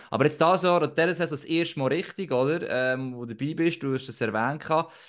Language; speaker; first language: German; native; German